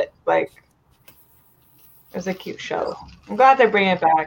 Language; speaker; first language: English; non-native, fluent; Uzbek